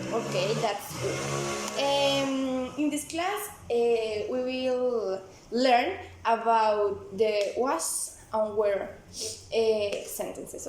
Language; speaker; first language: English; non-native, learner; Spanish